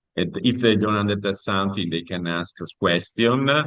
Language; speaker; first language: English; non-native, learner; Italian